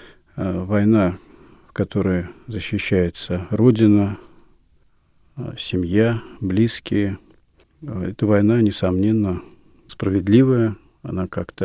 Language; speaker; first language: Russian; native; Russian